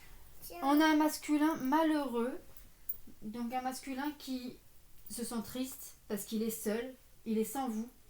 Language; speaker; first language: French; native; French